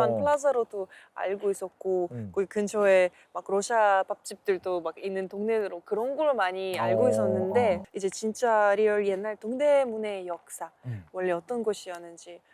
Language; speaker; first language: Korean; non-native, fluent; Russian